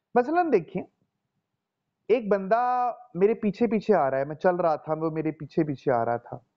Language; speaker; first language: Urdu; non-native, local second language; Punjabi